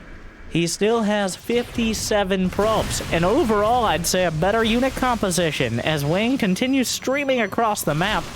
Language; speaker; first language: English; native; English